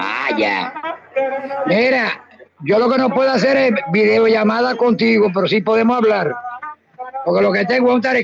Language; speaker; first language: Spanish; native; Spanish